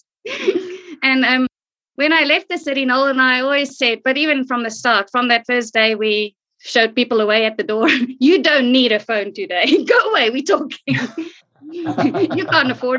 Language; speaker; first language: English; non-native, local second language; Afrikaans